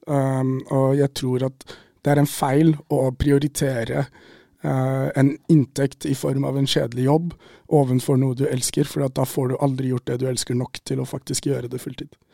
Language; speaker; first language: Norwegian; native; Norwegian